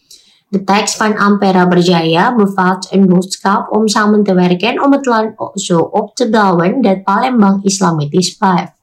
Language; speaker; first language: Dutch; non-native, fluent; Indonesian